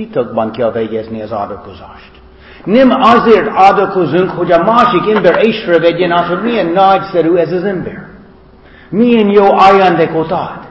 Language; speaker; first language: Hungarian; non-native, learner; English